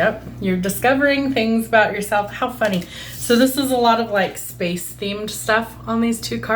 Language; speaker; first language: English; native; English